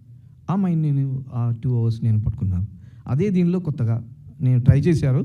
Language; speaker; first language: Telugu; non-native, local second language; Malayalam